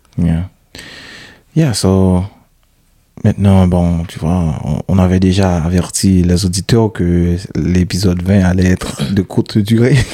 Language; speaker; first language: French; non-native, local second language; Haitian Creole